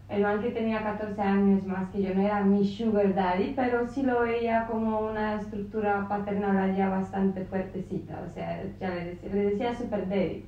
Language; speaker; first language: Spanish; non-native, fluent; Romanian